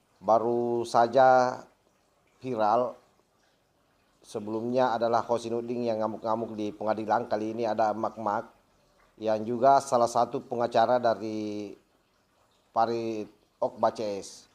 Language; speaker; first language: Indonesian; native; Indonesian